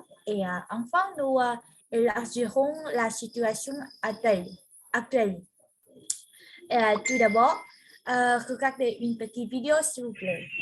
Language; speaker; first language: French; non-native, learner; Vietnamese